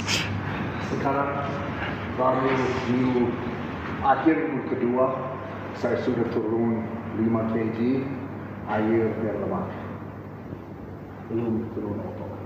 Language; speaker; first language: Indonesian; non-native, fluent; English